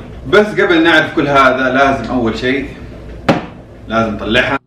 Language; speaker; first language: Arabic; native; Arabic